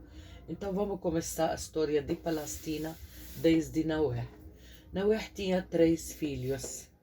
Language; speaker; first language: Portuguese; non-native, fluent; Arabic